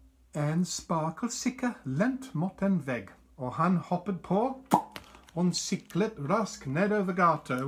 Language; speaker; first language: Norwegian; non-native, fluent; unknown